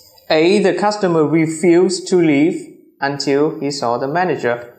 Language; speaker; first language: English; non-native, fluent; Vietnamese